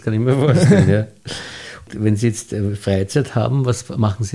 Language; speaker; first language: German; native; German